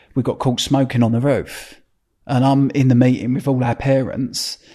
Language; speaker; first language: English; native; English